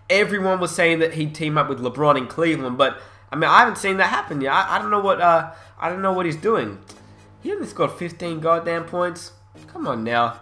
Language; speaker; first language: English; native; English